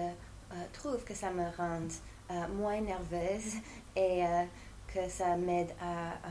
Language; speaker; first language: French; non-native, fluent; English